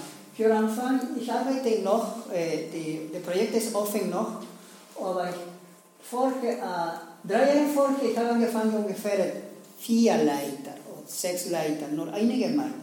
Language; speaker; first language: German; non-native, learner; Spanish